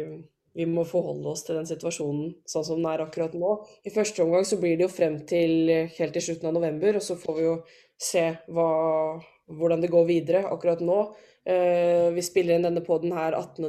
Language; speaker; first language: Norwegian; native; Norwegian